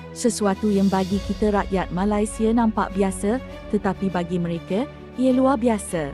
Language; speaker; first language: Malay; native; Malay